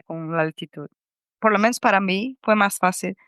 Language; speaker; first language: Spanish; non-native, fluent; Portuguese